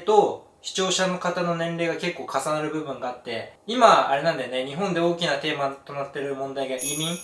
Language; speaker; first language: Japanese; native; Japanese